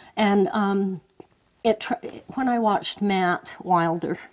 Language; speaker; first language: English; native; English